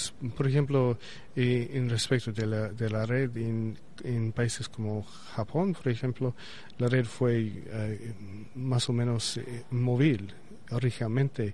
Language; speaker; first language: Spanish; non-native, learner; English